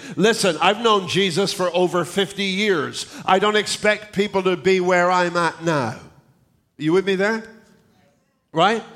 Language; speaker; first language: English; native; English